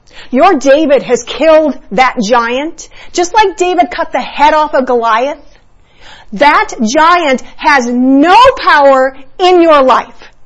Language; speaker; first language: English; early bilingual, other home language; Spanish